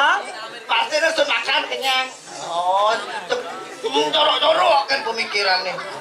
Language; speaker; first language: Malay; non-native, local second language; Balinese